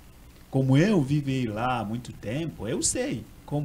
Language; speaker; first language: Portuguese; non-native, learner; Swahili